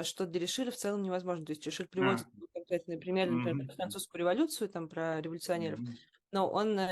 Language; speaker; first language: Russian; native; Russian